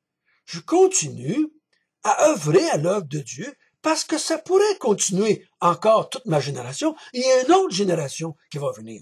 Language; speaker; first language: French; native; French